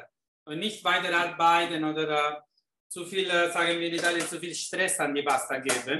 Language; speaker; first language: German; non-native, fluent; Italian